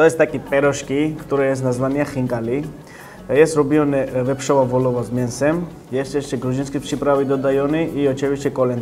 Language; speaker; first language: Polish; non-native, learner; Georgian